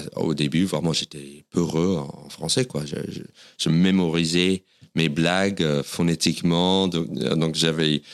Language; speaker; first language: French; non-native, fluent; English